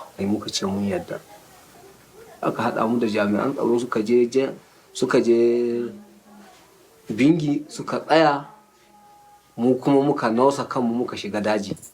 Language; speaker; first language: Hausa; native; Hausa